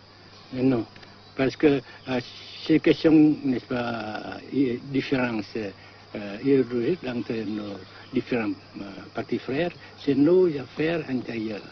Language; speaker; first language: French; non-native, local second language; Vietnamese